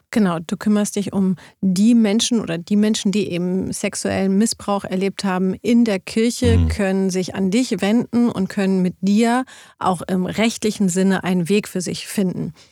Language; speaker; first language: German; early bilingual, other home language; Arabic